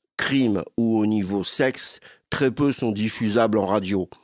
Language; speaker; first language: French; native; French